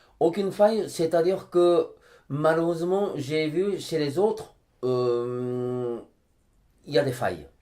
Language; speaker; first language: French; non-native, fluent; Japanese